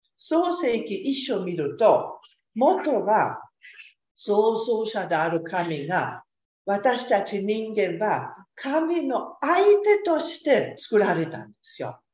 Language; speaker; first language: Japanese; non-native, fluent; German